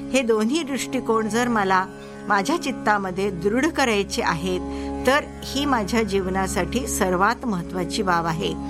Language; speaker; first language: Marathi; native; Marathi